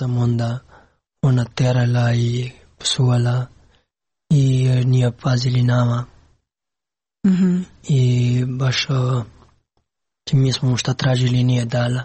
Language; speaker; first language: Serbian; non-native, learner; Pashto